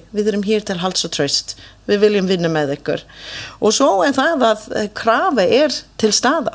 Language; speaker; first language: Icelandic; non-native, fluent; English